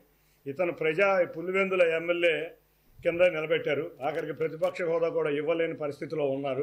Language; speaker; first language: Telugu; native; Telugu